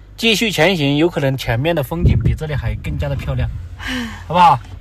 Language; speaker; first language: Chinese; native; Chinese